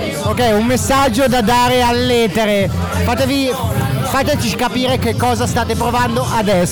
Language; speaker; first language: Italian; native; Italian